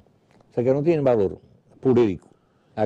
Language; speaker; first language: Spanish; native; Spanish